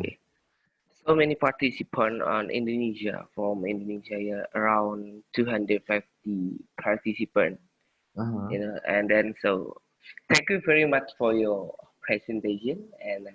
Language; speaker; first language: English; non-native, learner; Indonesian